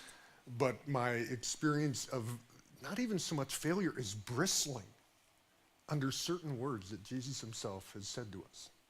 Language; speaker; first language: English; native; English